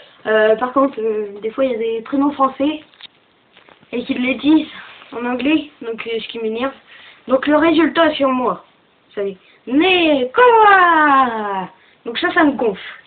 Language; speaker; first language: French; native; French